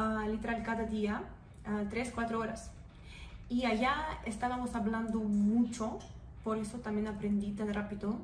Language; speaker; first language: Spanish; non-native, fluent; Russian